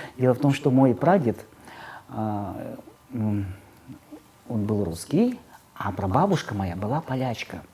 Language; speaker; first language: Russian; native; Russian